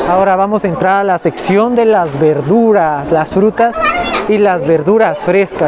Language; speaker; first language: Spanish; native; Spanish